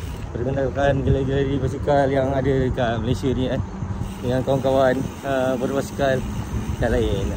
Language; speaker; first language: Malay; native; Malay